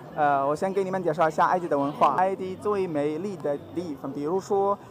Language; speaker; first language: Chinese; non-native, learner; Arabic